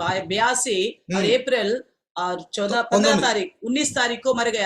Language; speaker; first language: Hindi; non-native, local second language; Telugu